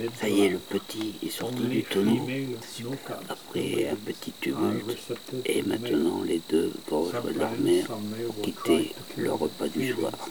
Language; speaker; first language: French; native; French